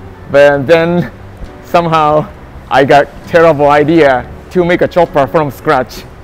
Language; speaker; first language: English; non-native, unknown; Japanese